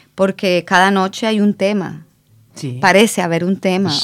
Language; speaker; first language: Spanish; native; Spanish